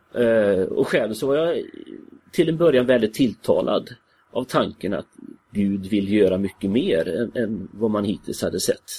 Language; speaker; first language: Swedish; native; Swedish